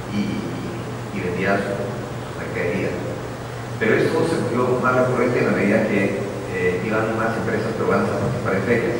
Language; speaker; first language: Spanish; native; Spanish